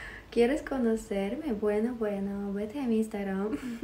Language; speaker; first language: Spanish; non-native, fluent; Russian